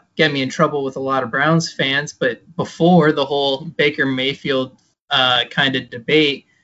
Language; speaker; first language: English; native; English